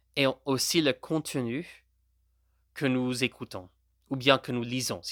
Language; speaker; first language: French; non-native, fluent; Gujarati